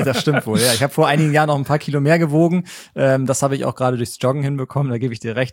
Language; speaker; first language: German; native; German